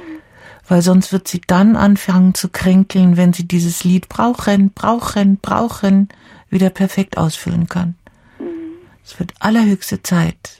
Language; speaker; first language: German; native; German